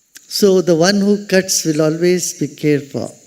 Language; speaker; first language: English; non-native, local second language; Hindi